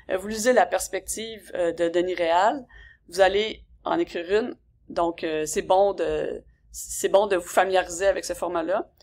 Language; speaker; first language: French; native; French